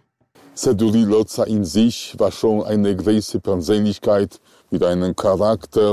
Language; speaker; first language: German; non-native, fluent; Polish